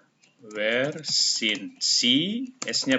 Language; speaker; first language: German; non-native, fluent; Indonesian